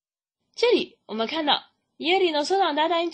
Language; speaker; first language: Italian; non-native, fluent; Chinese